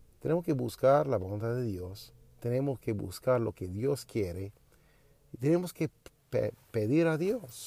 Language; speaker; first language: Spanish; non-native, learner; English